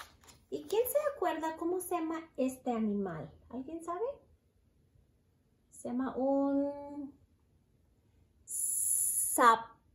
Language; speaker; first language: Spanish; early bilingual, heritage; Spanish